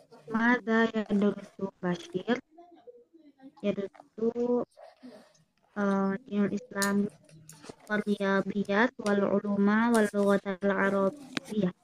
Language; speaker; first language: Arabic; non-native, learner; Indonesian